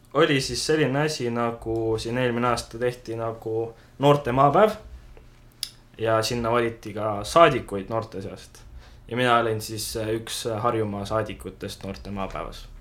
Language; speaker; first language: Estonian; native; Estonian